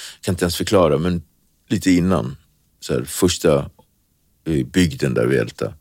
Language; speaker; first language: Swedish; early bilingual, other home language; Kabuverdianu